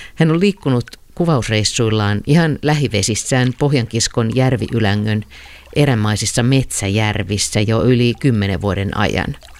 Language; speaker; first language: Finnish; native; Finnish